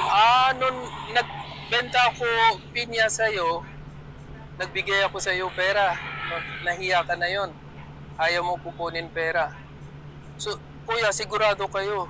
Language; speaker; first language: Filipino; non-native, learner; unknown